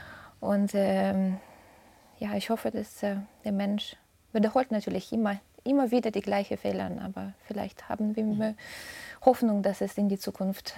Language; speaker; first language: German; non-native, fluent; Russian